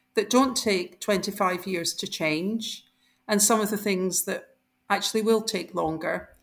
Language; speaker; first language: English; native; English